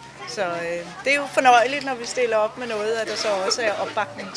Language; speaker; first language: Danish; native; Danish